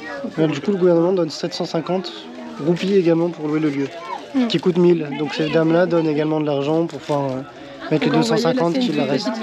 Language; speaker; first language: French; native; French